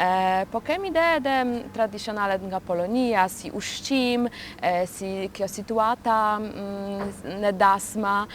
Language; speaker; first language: Albanian; non-native, learner; Polish